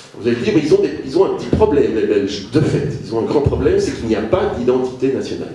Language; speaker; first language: French; native; French